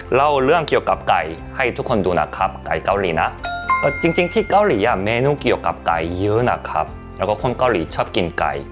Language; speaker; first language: Thai; non-native, fluent; Korean